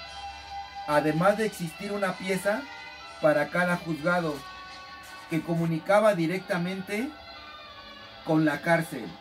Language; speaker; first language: Spanish; native; Spanish